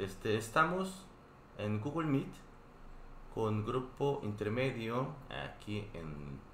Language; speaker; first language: Spanish; non-native, fluent; Korean